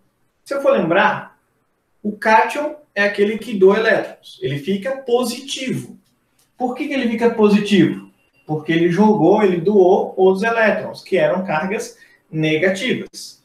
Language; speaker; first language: Portuguese; native; Portuguese